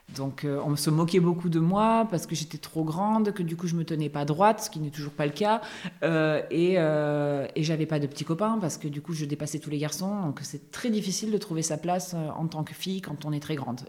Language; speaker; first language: French; native; French